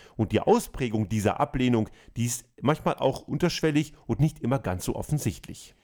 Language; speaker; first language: German; early bilingual, other home language; Croatian